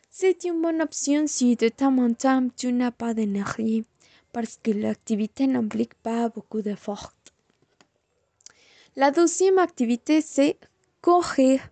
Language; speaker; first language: French; non-native, learner; Spanish